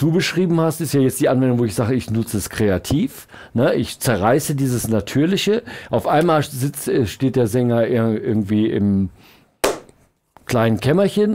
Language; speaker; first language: German; native; German